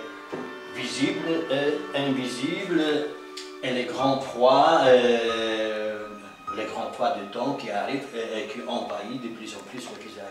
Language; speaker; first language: French; non-native, fluent; Polish